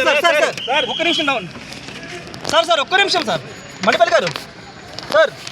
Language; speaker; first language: Telugu; native; Telugu